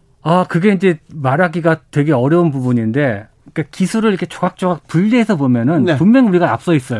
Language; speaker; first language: Korean; native; Korean